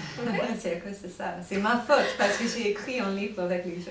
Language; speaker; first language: French; non-native, learner; English